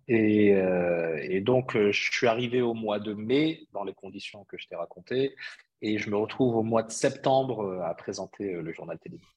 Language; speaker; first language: French; early bilingual, other home language; Arabic